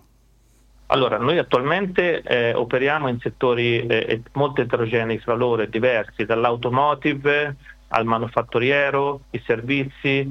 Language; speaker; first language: Italian; native; Italian